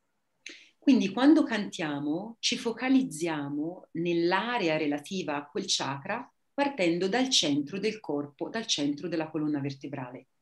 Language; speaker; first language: Italian; native; Italian